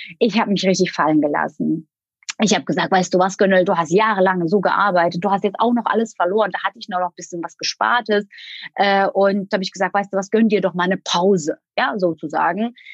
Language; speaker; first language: German; non-native, fluent; Turkish